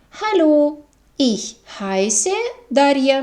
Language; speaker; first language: German; non-native, fluent; Ukrainian